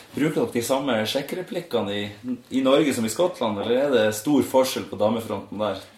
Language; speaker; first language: Norwegian; native; Norwegian